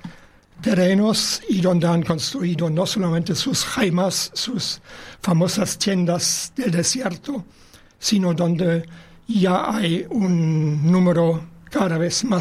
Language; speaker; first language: Spanish; non-native, fluent; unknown